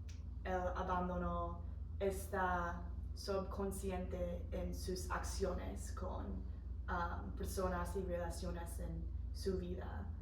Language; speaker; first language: Spanish; non-native, fluent; English